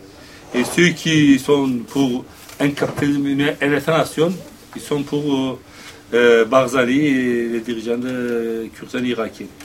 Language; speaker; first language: French; non-native, fluent; Kurdish